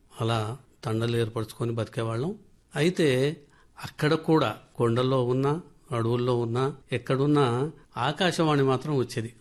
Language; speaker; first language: Telugu; non-native, local second language; Lambadi